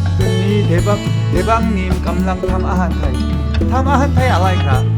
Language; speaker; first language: Thai; non-native, learner; Korean